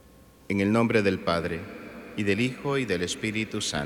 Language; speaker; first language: Spanish; native; Spanish